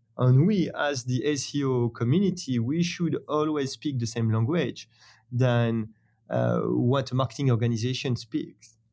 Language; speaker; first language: English; non-native, fluent; French